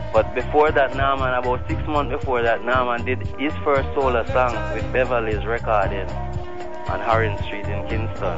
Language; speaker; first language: English; non-native, local second language; Jamaican Creole English